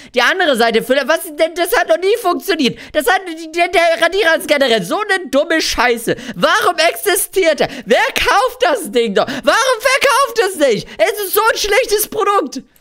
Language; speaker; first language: German; early bilingual, other home language; Hungarian